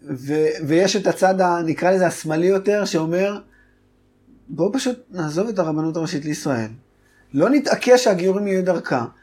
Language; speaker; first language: Hebrew; native; Hebrew